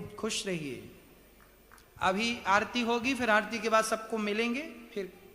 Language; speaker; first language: Hindi; native; Hindi